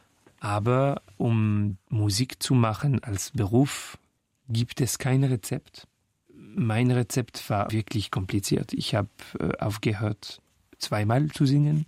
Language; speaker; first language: German; non-native, local second language; French